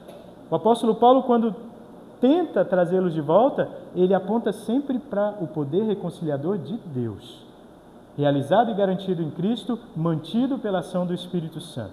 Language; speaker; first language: Portuguese; native; Portuguese